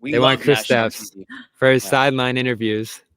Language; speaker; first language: English; native; English